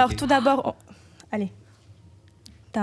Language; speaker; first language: French; non-native, fluent; Ukrainian